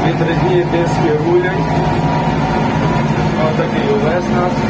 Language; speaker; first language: Ukrainian; native; Ukrainian